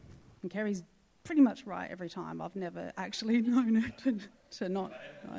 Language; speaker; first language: English; native; English